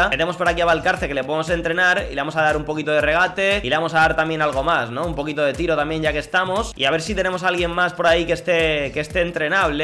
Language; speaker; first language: Spanish; native; Spanish